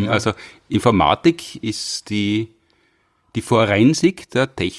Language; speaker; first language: German; native; German